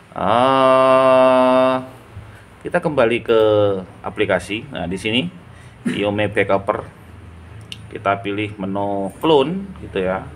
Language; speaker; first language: Indonesian; non-native, local second language; Madurese